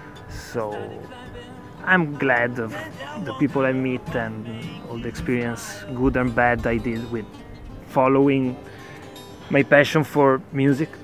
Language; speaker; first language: English; non-native, fluent; Italian